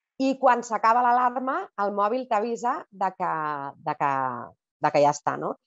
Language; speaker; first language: Catalan; native; Catalan